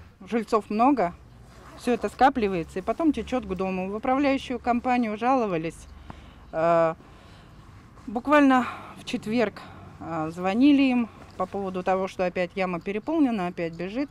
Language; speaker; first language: Russian; native; Russian